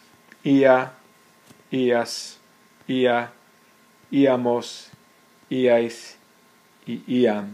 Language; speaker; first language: Spanish; non-native, fluent; English